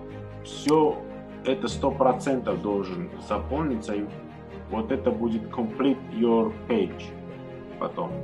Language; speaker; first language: Russian; non-native, learner; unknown